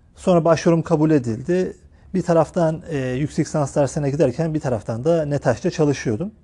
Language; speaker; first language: Turkish; native; Turkish